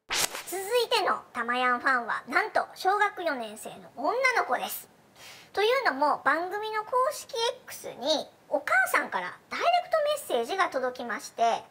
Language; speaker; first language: Japanese; native; Japanese